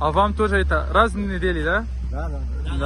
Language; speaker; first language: Russian; non-native, learner; Arabic